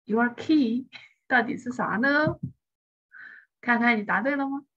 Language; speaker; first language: Chinese; native; Chinese